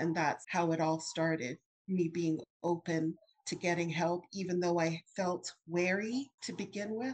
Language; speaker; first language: English; native; English